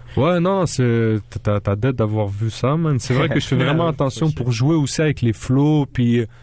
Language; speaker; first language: French; early bilingual, other home language; Arabic